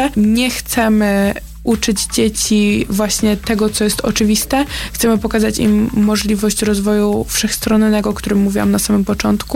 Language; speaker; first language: Polish; native; Polish